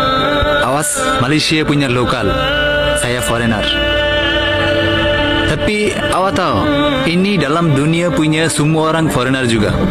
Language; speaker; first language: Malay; non-native, learner; Bangla